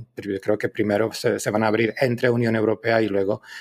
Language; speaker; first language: Spanish; non-native, fluent; Czech